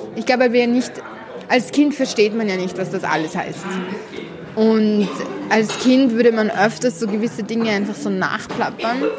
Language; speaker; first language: German; early bilingual, heritage; Arabic